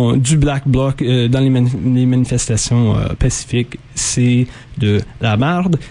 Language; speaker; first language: French; native; French